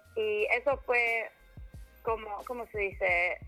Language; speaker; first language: Spanish; early bilingual, other home language; English